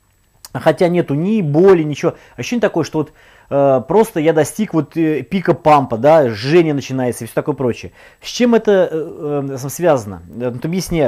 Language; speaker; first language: Russian; native; Russian